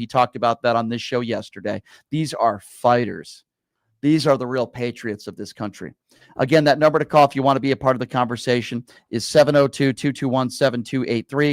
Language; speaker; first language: English; native; English